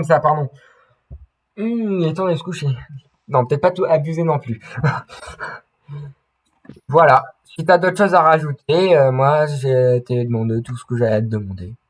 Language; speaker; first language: French; native; French